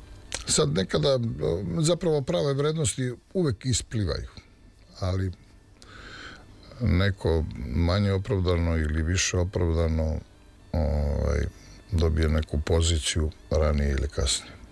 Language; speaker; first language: Serbian; native; Serbian